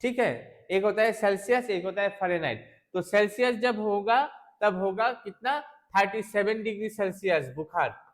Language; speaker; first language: Hindi; non-native, local second language; Bangla